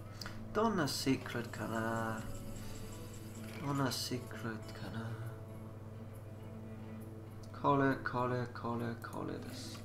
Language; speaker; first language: Japanese; non-native, learner; English